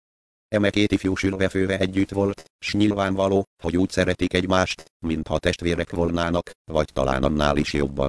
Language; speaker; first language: Hungarian; native; Hungarian